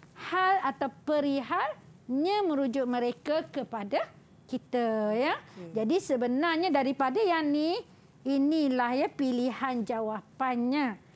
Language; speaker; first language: Malay; native; Malay